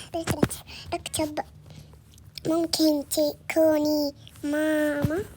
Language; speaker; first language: Arabic; native; Arabic